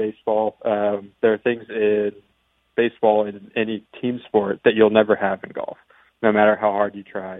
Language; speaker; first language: English; native; English